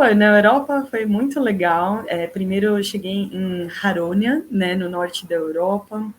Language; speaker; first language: Portuguese; native; Portuguese